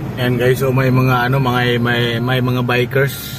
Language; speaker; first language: Filipino; early bilingual, heritage; Filipino